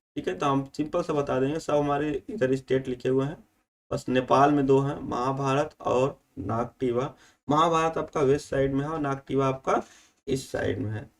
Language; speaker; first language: Hindi; native; Hindi